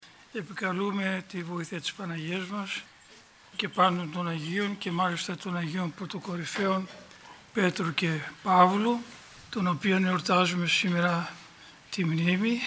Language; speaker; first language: Greek; native; Greek